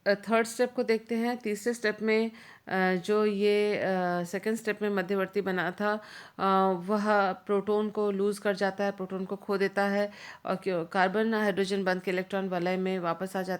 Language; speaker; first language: Hindi; native; Hindi